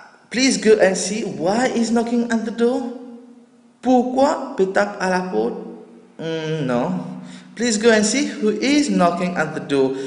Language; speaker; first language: English; non-native, local second language; Morisyen